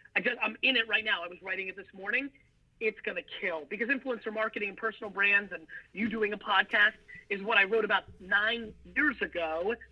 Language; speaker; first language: English; early bilingual, other home language; Russian